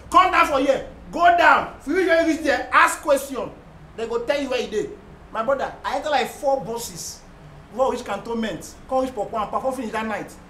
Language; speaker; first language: Nigerian Pidgin; non-native, local second language; Hausa